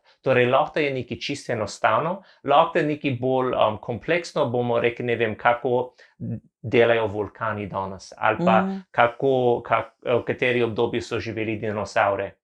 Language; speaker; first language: Slovenian; non-native, learner; English